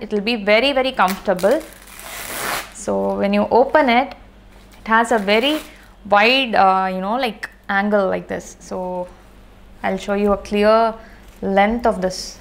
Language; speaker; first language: English; non-native, local second language; Tamil